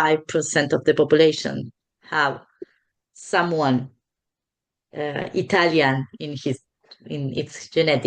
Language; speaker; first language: English; non-native, fluent; Spanish